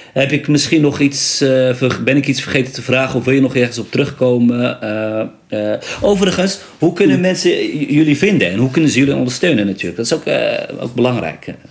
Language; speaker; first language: Dutch; early bilingual, other home language; Riffian